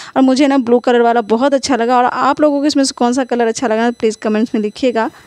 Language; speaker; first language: Hindi; native; Hindi